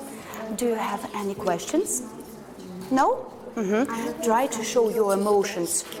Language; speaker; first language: English; non-native, fluent; Russian